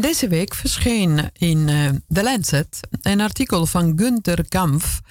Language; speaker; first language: Dutch; non-native, fluent; Italian